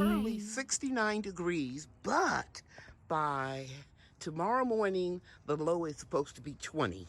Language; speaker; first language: English; native; English